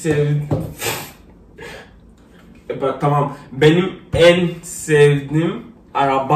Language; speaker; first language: Turkish; non-native, fluent; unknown